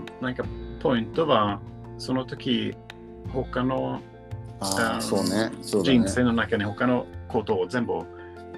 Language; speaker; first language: Japanese; non-native, learner; Swedish